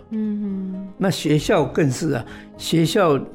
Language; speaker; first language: Chinese; native; Chinese